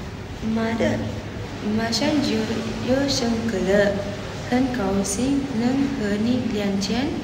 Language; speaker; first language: Chinese; non-native, learner; Malay